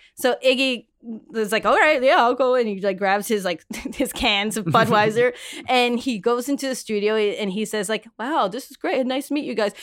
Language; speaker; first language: English; early bilingual, other home language; Spanish